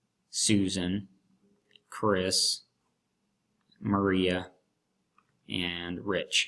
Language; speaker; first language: English; native; English